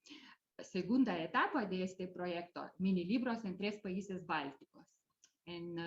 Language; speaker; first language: Spanish; non-native, fluent; Lithuanian